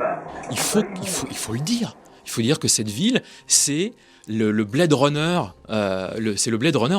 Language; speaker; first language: French; native; French